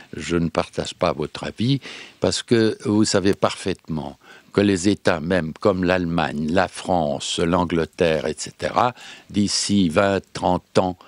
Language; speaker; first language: French; non-native, fluent; Serbian